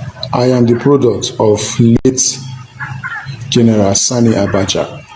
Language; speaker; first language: Nigerian Pidgin; non-native, local second language; Igbo